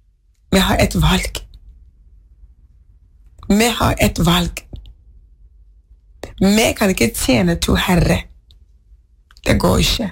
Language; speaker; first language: Norwegian; non-native, fluent; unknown